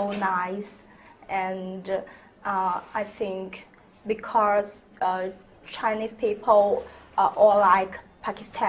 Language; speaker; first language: English; non-native, learner; Chinese